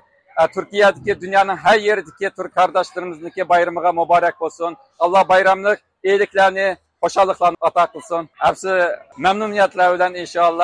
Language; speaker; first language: Turkish; non-native, learner; Uyghur